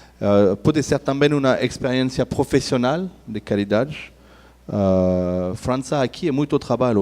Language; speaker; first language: Portuguese; non-native, learner; French